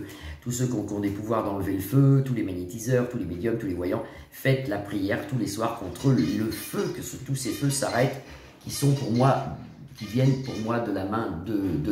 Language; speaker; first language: French; native; French